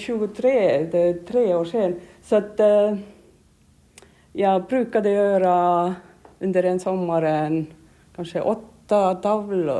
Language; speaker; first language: Swedish; non-native, learner; Estonian